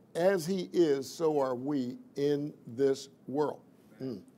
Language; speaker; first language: English; native; English